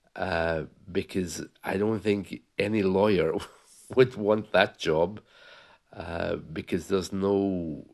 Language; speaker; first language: English; native; English